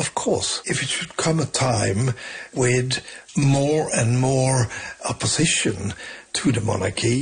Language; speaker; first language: English; non-native, fluent; Norwegian